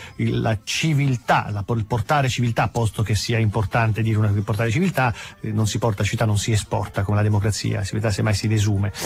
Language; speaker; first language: Italian; native; Italian